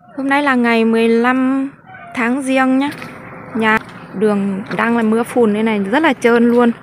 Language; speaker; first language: Vietnamese; non-native, local second language; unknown